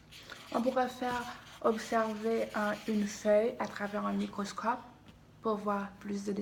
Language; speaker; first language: French; native; French